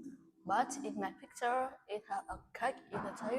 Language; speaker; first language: English; non-native, learner; Vietnamese